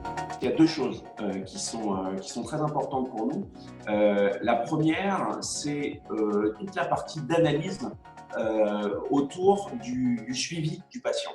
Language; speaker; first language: French; native; French